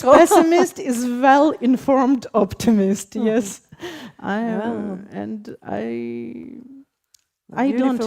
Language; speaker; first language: English; non-native, fluent; Ukrainian